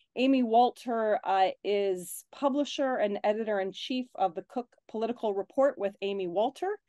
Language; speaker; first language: English; native; English